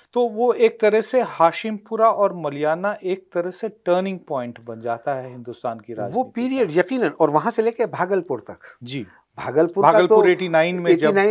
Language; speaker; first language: Hindi; native; Hindi